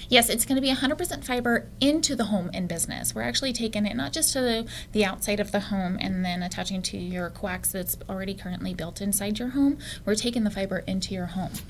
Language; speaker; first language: English; native; English